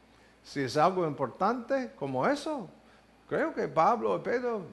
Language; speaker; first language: Spanish; non-native, fluent; English